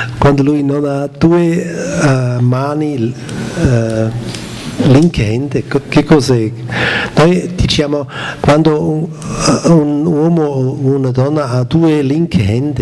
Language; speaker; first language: Italian; non-native, learner; German